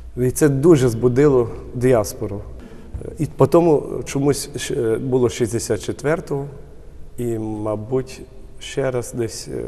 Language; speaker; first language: Ukrainian; early bilingual, heritage; Ukrainian